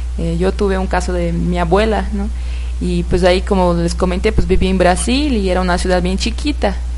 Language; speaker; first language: Spanish; non-native, fluent; Portuguese